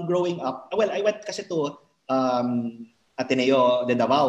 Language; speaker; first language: English; non-native, local second language; Cebuano